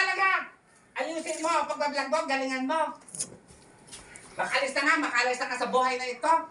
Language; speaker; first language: Filipino; native; Filipino